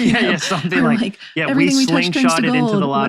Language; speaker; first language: English; native; English